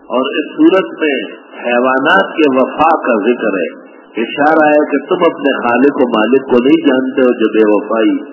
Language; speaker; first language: Urdu; non-native, local second language; Pashto